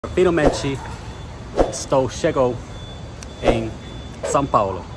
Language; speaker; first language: Portuguese; non-native, learner; English